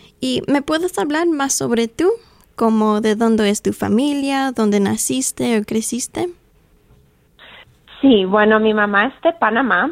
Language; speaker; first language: Spanish; early bilingual, heritage; Spanish